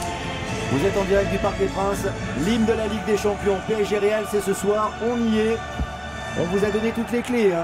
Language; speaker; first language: French; native; French